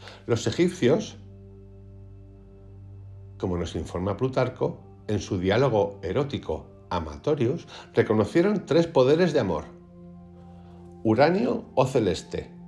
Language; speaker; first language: Spanish; native; Spanish